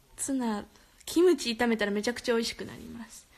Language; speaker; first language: Japanese; early bilingual, other home language; Korean